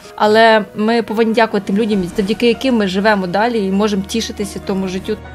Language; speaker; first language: Ukrainian; native; Ukrainian